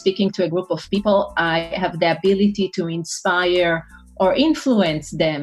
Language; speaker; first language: English; non-native, fluent; Hebrew